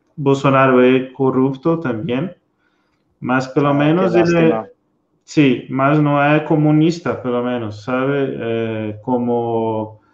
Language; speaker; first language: Spanish; non-native, learner; Portuguese